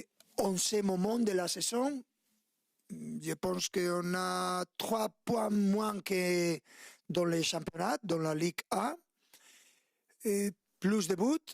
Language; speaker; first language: French; non-native, fluent; Spanish